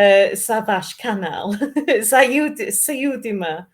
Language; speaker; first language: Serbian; non-native, learner; English